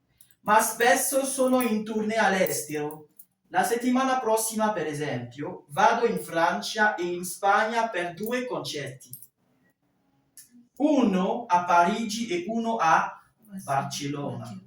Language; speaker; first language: Italian; non-native, fluent; French